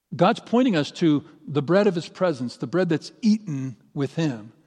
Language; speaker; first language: English; native; English